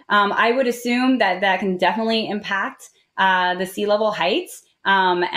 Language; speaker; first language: English; native; English